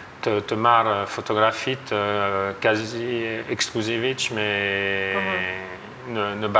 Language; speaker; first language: Albanian; non-native, learner; French